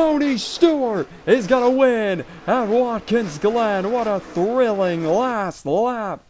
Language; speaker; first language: English; native; English